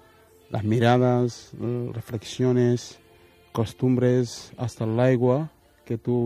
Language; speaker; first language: Catalan; non-native, fluent; Wolof